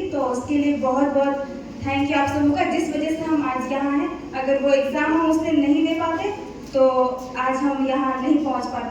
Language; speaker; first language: Hindi; non-native, local second language; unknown